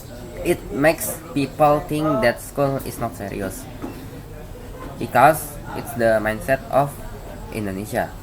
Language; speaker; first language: English; non-native, learner; Indonesian